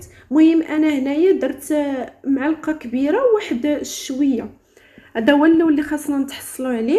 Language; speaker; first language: Arabic; native; Arabic